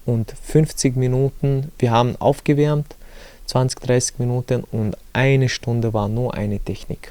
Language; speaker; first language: German; non-native, learner; Chechen